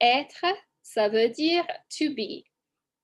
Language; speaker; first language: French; non-native, fluent; English